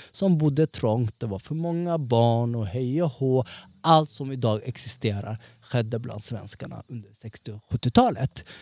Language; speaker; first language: Swedish; early bilingual, other home language; Somali